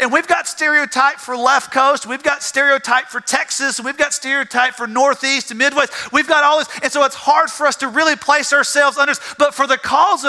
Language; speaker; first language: English; native; English